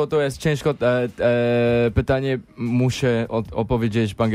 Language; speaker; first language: Polish; non-native, learner; English